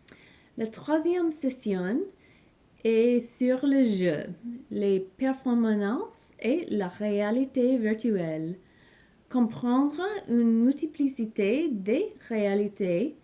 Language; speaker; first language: French; non-native, learner; English